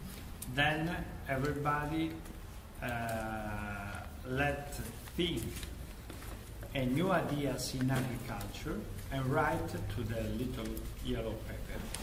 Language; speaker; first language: English; non-native, learner; Italian